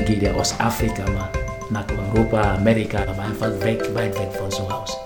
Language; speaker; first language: German; non-native, learner; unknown